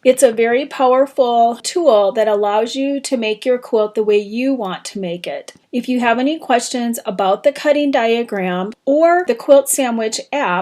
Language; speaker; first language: English; native; English